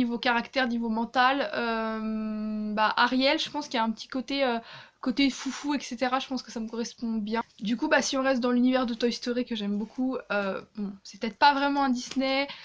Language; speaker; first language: French; native; French